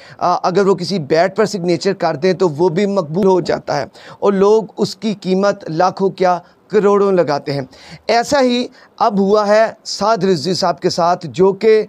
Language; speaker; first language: Urdu; non-native, local second language; Punjabi